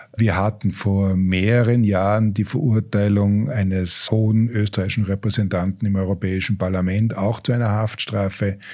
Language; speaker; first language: German; native; German